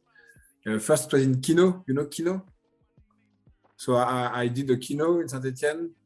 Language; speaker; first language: English; non-native, learner; French